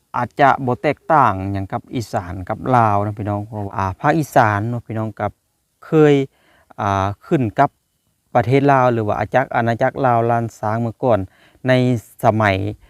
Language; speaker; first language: Thai; native; Thai